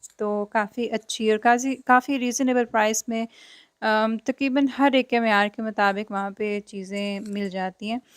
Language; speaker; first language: Urdu; native; Urdu